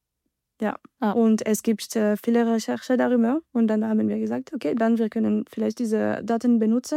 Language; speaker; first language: German; non-native, fluent; French